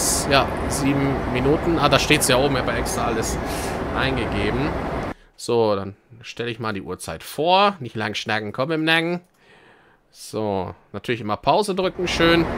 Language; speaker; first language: German; native; German